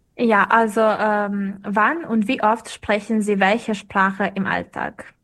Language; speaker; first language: German; non-native, fluent; Serbian